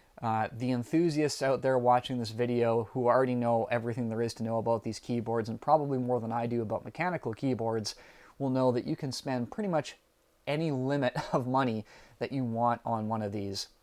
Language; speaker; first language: English; native; English